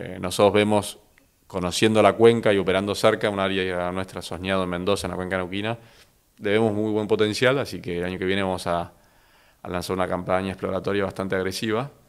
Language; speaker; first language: Spanish; native; Spanish